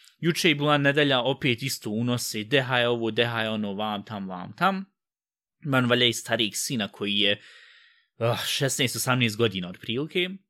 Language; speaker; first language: Bosnian; early bilingual, heritage; Bosnian